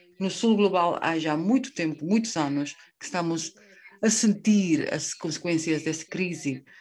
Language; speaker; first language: Portuguese; non-native, fluent; Spanish